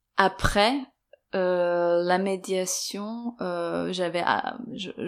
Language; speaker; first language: French; non-native, fluent; Serbian